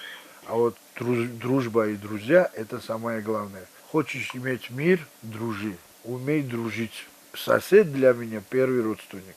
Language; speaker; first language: Russian; non-native, local second language; Georgian